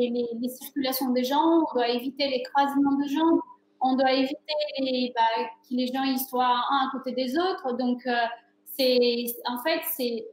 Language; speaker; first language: French; non-native, fluent; Portuguese